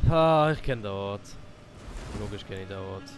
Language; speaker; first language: German; native; German